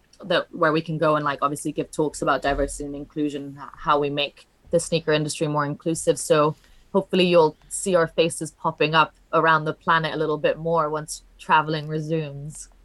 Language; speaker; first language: English; non-native, fluent; Italian